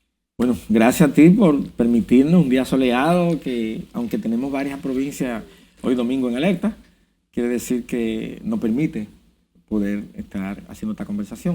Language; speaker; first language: Spanish; native; Spanish